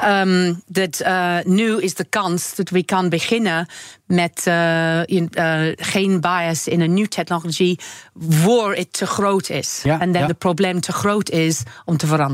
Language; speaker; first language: Dutch; non-native, learner; English